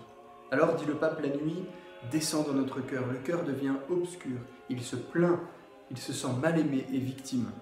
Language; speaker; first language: French; native; French